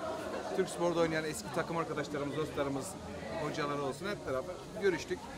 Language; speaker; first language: Turkish; early bilingual, other home language; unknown